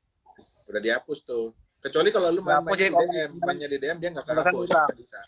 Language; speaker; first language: Indonesian; native; Indonesian